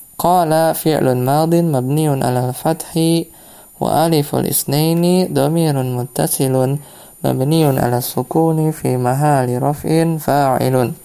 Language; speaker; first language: Arabic; non-native, fluent; Indonesian